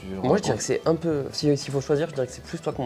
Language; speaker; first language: French; native; French